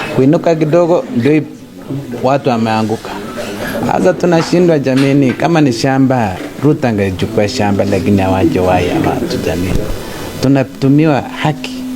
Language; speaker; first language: Swahili; non-native, local second language; Kalenjin